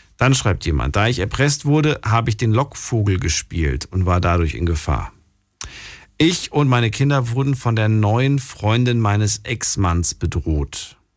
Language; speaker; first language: German; native; German